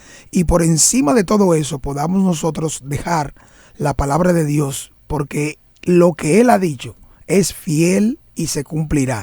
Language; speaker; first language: Spanish; native; Spanish